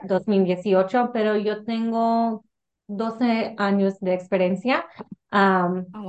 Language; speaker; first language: Spanish; early bilingual, heritage; English